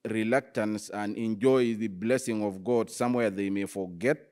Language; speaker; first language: English; non-native, fluent; Arabic